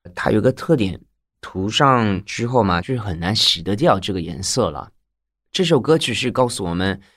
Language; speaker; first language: Chinese; non-native, fluent; Japanese